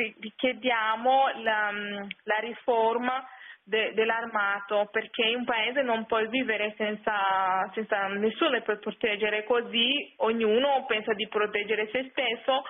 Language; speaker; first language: Italian; non-native, fluent; French